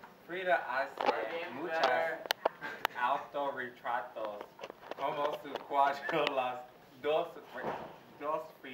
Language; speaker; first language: Spanish; non-native, learner; English